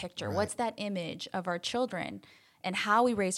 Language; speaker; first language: English; native; English